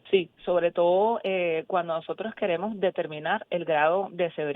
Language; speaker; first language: Spanish; native; Spanish